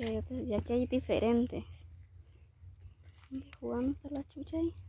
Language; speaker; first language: Spanish; native; Spanish